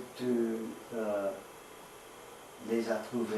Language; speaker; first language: French; non-native, learner; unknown